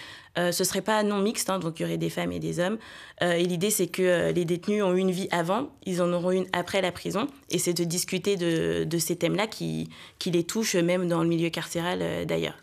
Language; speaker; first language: French; native; French